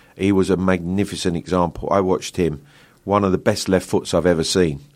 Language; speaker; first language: English; native; English